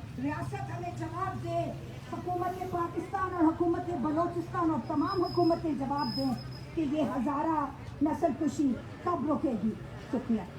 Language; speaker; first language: Urdu; native; Urdu